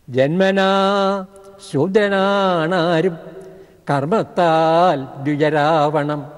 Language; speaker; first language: Malayalam; native; Malayalam